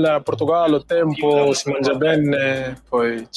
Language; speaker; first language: Italian; non-native, fluent; Portuguese